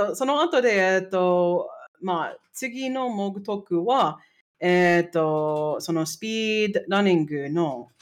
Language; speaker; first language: Japanese; non-native, fluent; English